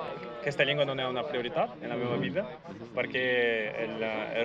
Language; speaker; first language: Catalan; non-native, learner; Portuguese